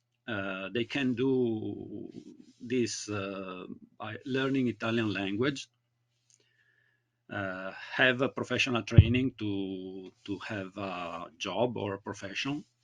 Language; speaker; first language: English; non-native, learner; Italian